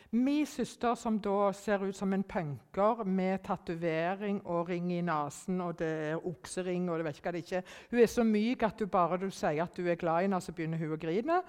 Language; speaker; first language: Norwegian; early bilingual, other home language; German